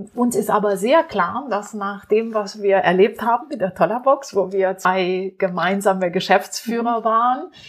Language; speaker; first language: German; non-native, fluent; Romanian